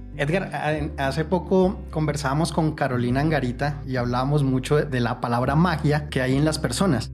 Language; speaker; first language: Spanish; native; Spanish